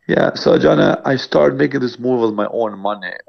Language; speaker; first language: English; non-native, fluent; Albanian